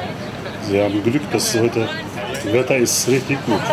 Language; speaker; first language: German; non-native, learner; Turkish